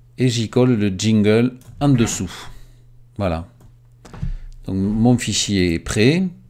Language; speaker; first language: French; native; French